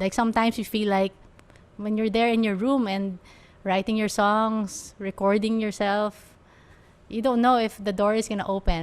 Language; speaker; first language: English; non-native, local second language; Filipino